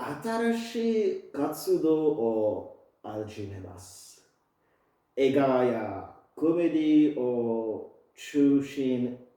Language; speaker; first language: Japanese; non-native, fluent; French